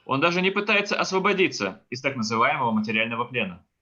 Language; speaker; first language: Russian; native; Russian